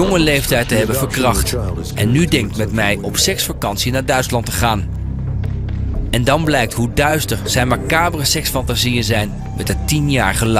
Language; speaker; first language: Dutch; native; Dutch